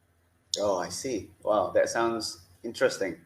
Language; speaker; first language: English; non-native, learner; Indonesian